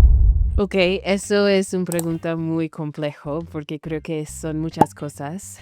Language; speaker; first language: Spanish; non-native, fluent; English